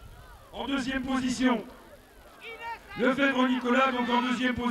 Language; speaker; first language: French; native; French